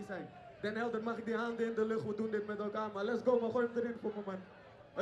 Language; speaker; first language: Dutch; native; Dutch